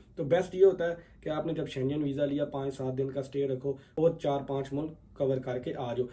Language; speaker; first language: Urdu; native; Urdu